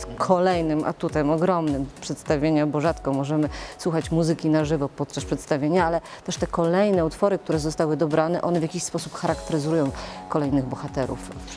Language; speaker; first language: Polish; native; Polish